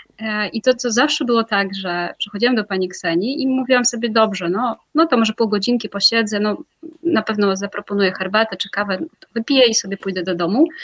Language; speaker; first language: Polish; non-native, fluent; Russian